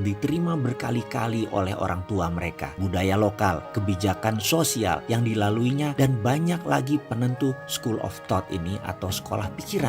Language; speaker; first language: Indonesian; native; Indonesian